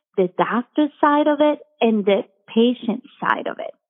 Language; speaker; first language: English; non-native, fluent; Spanish